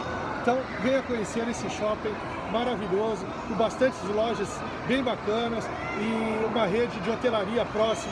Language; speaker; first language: Portuguese; native; Portuguese